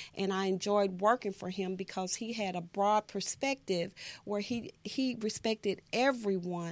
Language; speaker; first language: English; native; English